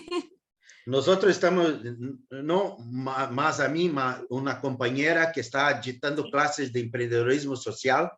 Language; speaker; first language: Spanish; non-native, learner; Portuguese